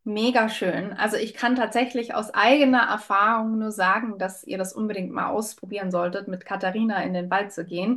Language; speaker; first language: German; native; German